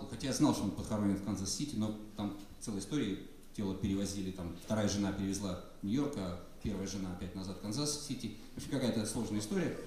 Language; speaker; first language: Russian; native; Russian